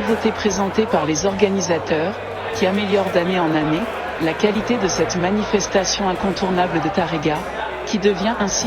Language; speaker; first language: French; native; French